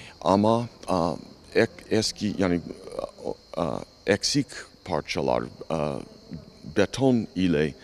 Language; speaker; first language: Turkish; non-native, fluent; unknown